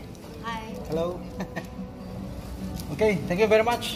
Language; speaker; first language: English; non-native, learner; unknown